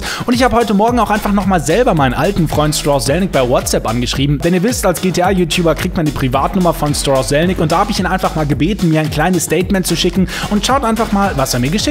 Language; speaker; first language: German; native; German